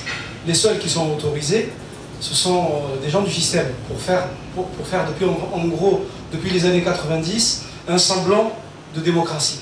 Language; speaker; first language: French; early bilingual, other home language; Arabic